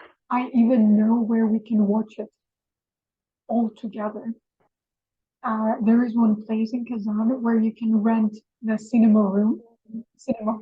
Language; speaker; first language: English; non-native, fluent; Russian